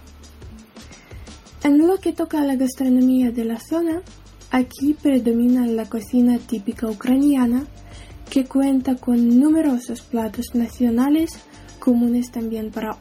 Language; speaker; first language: Spanish; non-native, learner; Ukrainian